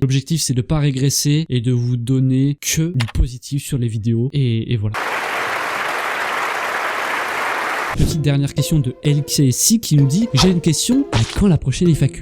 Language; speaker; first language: French; native; French